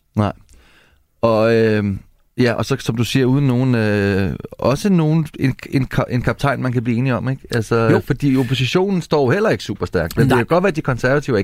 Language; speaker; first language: Danish; native; Danish